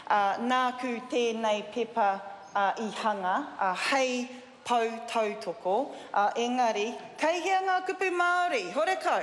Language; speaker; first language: Māori; non-native, learner; English